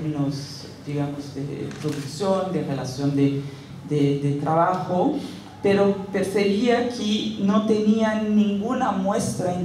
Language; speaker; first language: Spanish; non-native, fluent; Portuguese